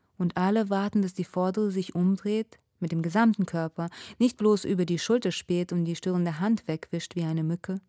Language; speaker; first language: German; early bilingual, other home language; Russian